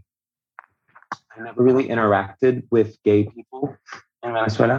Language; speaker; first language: English; non-native, fluent; Spanish